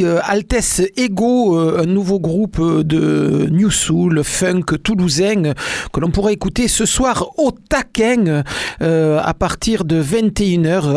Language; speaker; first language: French; native; French